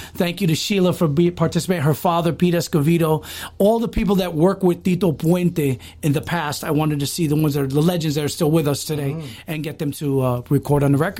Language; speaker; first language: English; early bilingual, other home language; Spanish